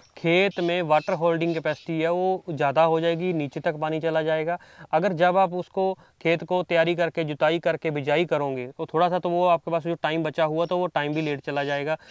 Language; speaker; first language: Hindi; non-native, local second language; Punjabi